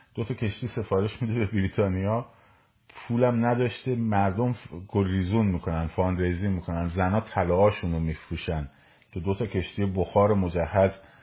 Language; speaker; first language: Persian; native; Persian